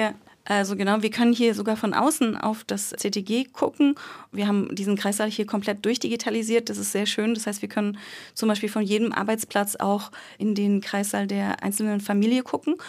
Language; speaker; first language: German; native; German